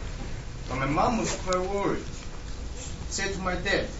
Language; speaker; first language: English; non-native, fluent; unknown